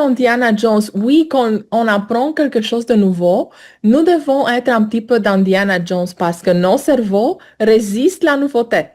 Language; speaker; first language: French; non-native, fluent; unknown